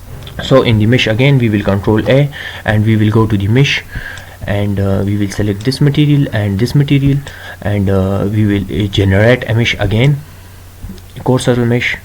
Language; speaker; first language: English; non-native, local second language; Urdu